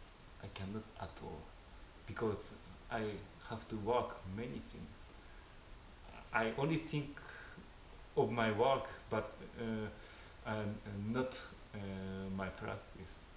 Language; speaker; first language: English; non-native, fluent; Japanese